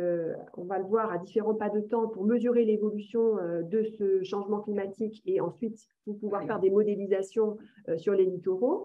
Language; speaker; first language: French; native; French